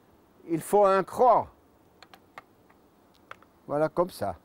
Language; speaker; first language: French; non-native, local second language; German